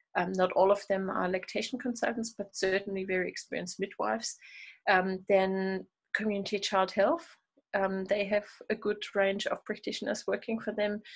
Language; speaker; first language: English; non-native, fluent; German